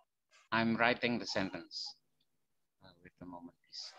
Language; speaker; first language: English; non-native, fluent; Indonesian